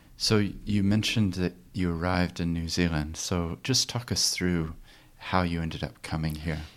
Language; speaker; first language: English; native; English